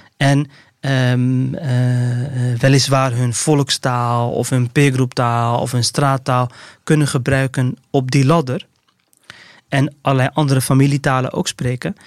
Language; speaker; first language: Dutch; early bilingual, other home language; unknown